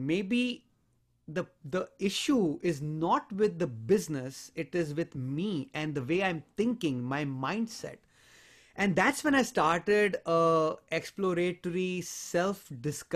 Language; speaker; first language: English; non-native, local second language; Hindi